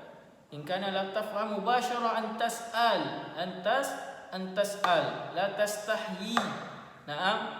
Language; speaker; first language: Arabic; non-native, fluent; Indonesian